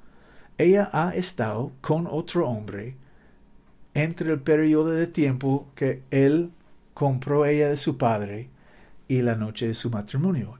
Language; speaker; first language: Spanish; non-native, learner; English